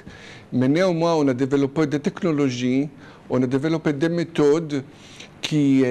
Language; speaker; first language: French; non-native, fluent; Hebrew